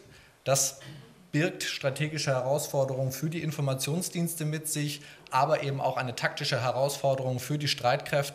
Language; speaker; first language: German; native; German